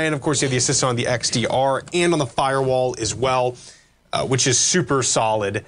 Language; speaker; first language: English; native; English